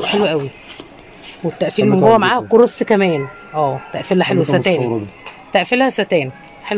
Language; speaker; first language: Arabic; native; Arabic